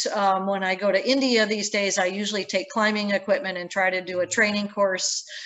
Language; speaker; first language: English; native; English